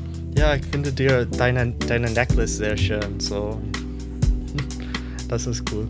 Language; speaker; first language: German; non-native, learner; English